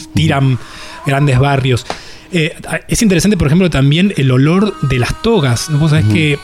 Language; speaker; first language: Spanish; native; Spanish